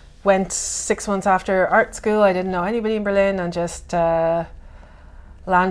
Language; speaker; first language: English; native; English